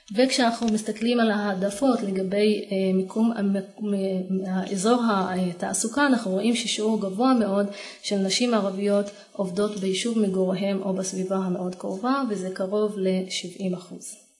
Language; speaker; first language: Hebrew; non-native, local second language; Arabic